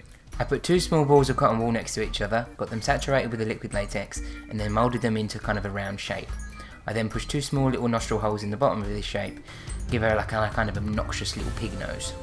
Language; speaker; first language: English; native; English